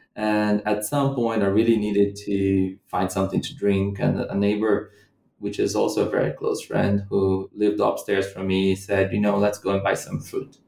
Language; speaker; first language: English; non-native, fluent; Portuguese